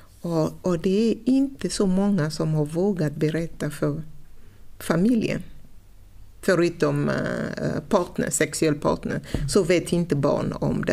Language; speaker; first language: Swedish; non-native, fluent; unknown